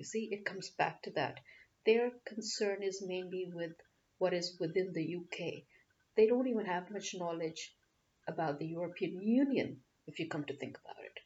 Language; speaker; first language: English; non-native, local second language; Urdu